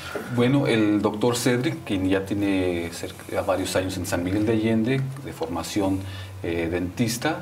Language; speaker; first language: Spanish; native; Spanish